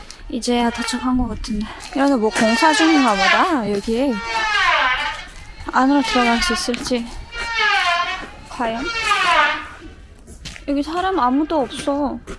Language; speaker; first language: Korean; non-native, fluent; Turkmen